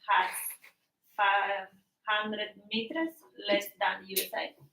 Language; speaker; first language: English; non-native, learner; Spanish